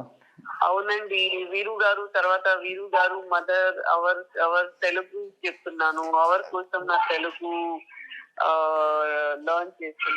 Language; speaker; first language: Telugu; non-native, learner; Gujarati